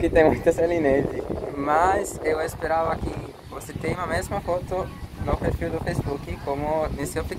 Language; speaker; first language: Portuguese; non-native, fluent; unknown